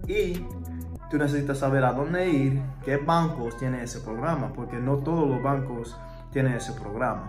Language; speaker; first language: Spanish; early bilingual, heritage; English